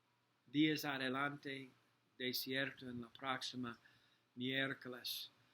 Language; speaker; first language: Spanish; non-native, learner; English